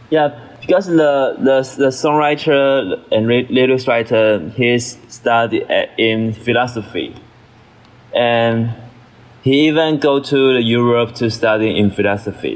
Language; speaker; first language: English; non-native, learner; Chinese